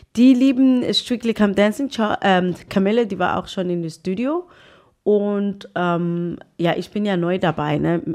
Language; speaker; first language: German; non-native, fluent; Tswana